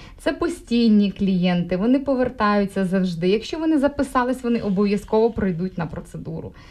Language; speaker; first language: Ukrainian; non-native, local second language; Russian